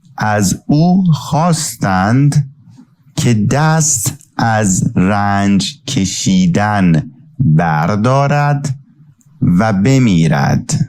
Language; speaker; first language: Persian; non-native, learner; Urdu